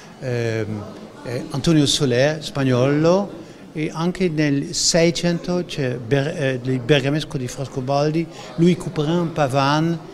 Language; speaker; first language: Italian; non-native, learner; Dutch